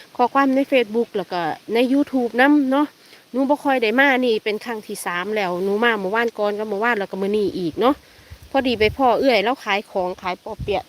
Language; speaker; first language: Thai; native; Thai